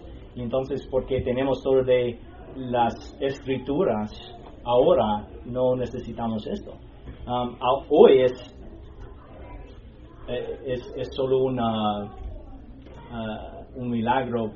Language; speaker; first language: Spanish; non-native, learner; English